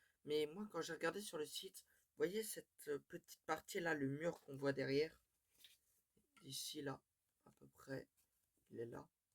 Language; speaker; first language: French; native; French